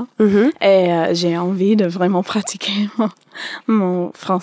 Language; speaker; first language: French; non-native, learner; English